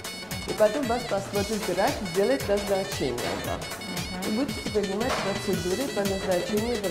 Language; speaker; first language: Russian; non-native, local second language; Armenian